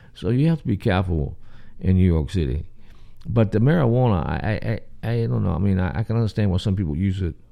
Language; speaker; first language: English; native; English